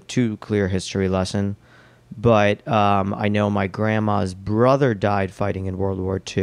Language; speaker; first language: English; early bilingual, other home language; Russian